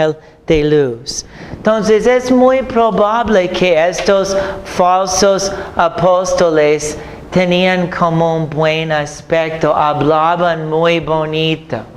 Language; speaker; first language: Spanish; non-native, fluent; English